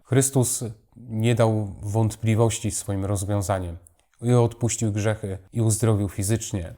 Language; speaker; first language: Polish; native; Polish